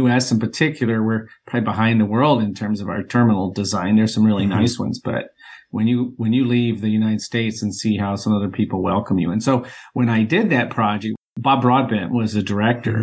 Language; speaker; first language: English; native; English